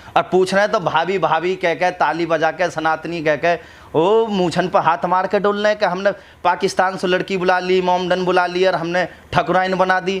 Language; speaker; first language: Hindi; native; Hindi